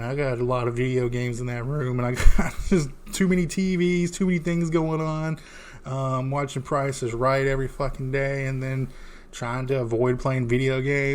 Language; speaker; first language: English; native; English